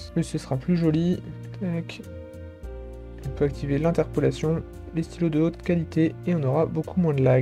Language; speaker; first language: French; native; French